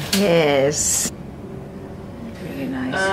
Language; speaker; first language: English; non-native, learner; Indonesian